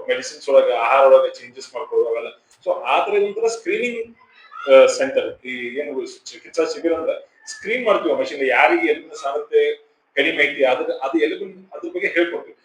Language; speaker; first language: Kannada; native; Kannada